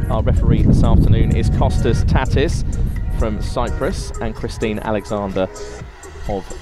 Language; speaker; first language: English; native; English